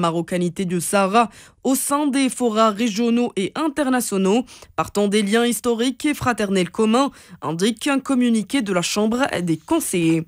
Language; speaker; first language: French; non-native, local second language; Arabic